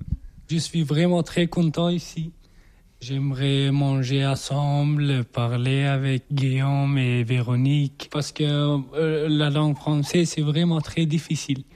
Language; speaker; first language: French; non-native, learner; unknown